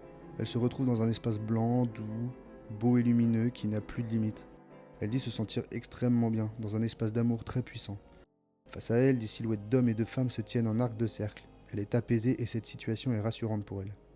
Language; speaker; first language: French; native; French